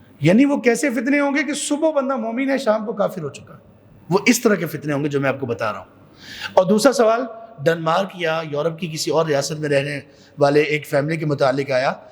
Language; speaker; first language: Urdu; non-native, local second language; Punjabi